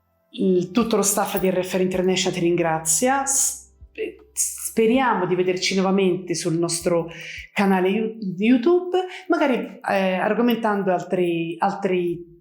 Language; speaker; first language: Italian; native; Italian